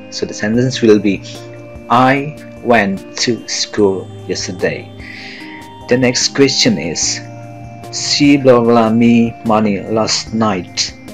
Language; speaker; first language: English; non-native, fluent; Indonesian